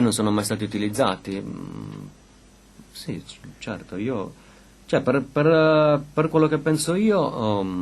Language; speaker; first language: Italian; native; Italian